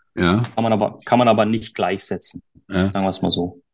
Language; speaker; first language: German; native; German